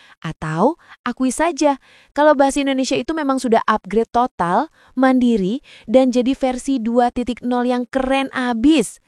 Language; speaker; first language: Indonesian; native; Indonesian